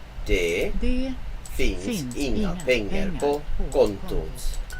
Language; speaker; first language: Swedish; non-native, learner; English